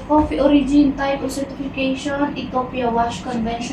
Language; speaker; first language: English; non-native, local second language; Filipino